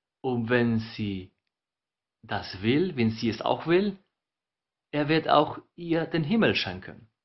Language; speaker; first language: German; non-native, fluent; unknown